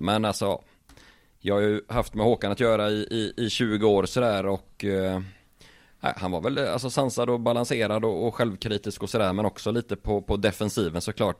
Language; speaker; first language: Swedish; native; Swedish